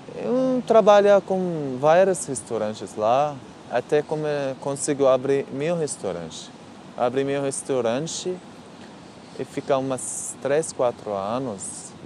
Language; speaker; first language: Portuguese; non-native, learner; Arabic